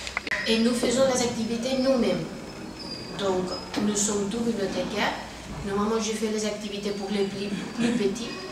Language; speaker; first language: French; non-native, fluent; Spanish